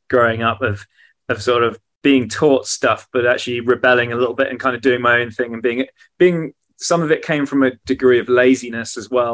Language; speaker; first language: English; native; English